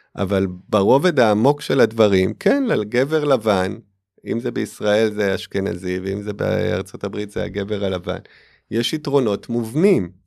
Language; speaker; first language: Hebrew; native; Hebrew